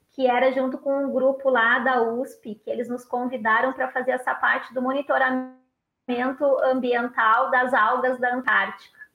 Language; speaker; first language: Portuguese; native; Portuguese